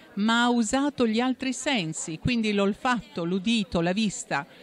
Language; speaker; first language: Italian; native; Italian